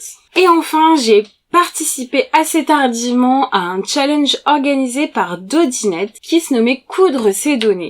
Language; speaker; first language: French; native; French